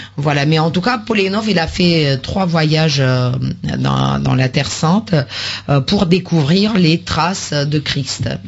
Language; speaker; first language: French; non-native, fluent; Russian